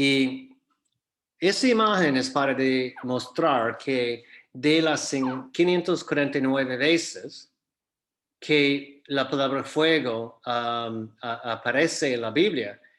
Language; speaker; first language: Spanish; non-native, fluent; English